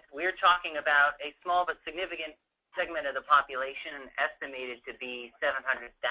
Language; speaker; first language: English; native; English